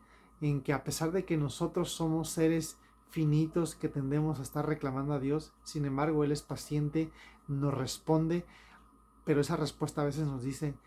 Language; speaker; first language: Spanish; native; Spanish